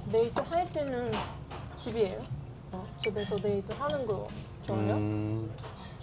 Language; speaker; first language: Korean; non-native, learner; Japanese